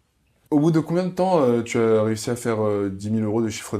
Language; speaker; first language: French; native; French